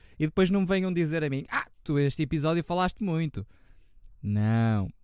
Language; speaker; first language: Portuguese; native; Portuguese